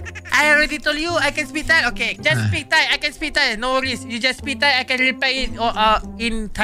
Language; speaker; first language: English; non-native, learner; Malay